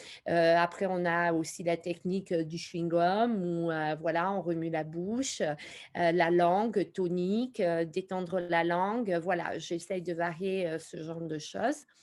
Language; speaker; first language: French; native; French